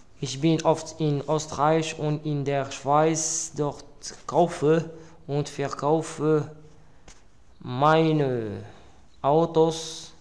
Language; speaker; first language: German; non-native, learner; Arabic